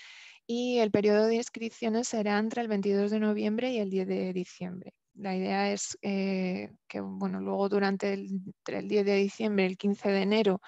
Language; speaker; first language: Spanish; native; Spanish